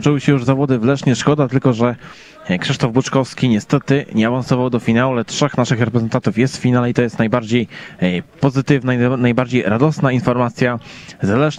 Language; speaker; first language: Polish; native; Polish